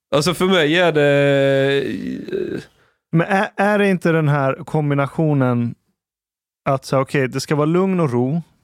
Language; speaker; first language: Swedish; early bilingual, other home language; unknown